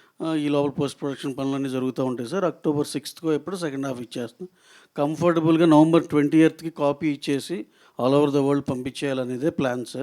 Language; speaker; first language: Telugu; native; Telugu